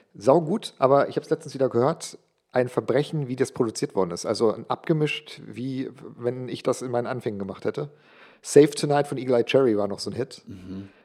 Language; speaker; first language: German; non-native, local second language; English